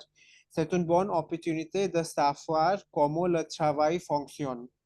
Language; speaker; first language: French; non-native, fluent; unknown